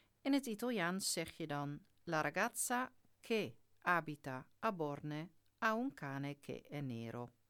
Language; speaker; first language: Italian; non-native, fluent; Dutch